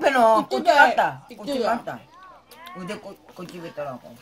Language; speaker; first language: Korean; native; Korean